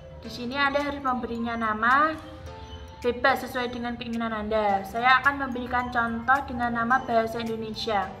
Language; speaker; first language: Indonesian; native; Indonesian